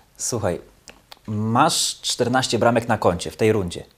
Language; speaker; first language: Polish; native; Polish